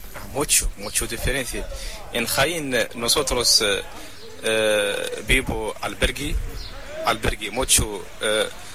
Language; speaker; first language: Spanish; non-native, learner; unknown